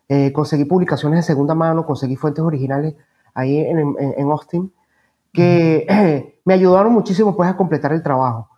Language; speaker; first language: Spanish; native; Spanish